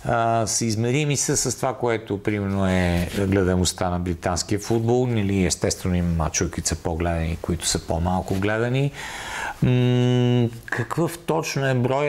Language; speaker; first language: Bulgarian; native; Bulgarian